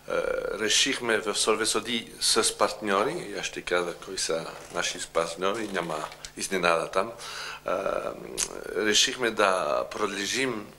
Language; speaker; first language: Bulgarian; non-native, learner; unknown